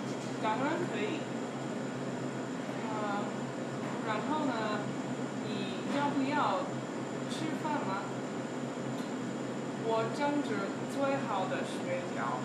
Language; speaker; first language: Chinese; non-native, learner; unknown